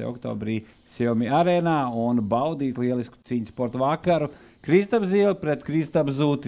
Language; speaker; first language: Latvian; native; Latvian